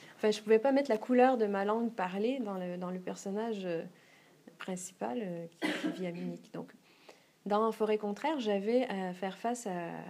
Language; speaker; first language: French; native; French